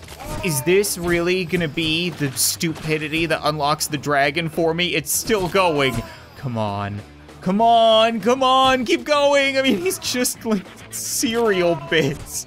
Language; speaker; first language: English; native; English